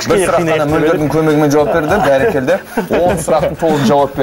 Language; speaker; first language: Kazakh; native; Kazakh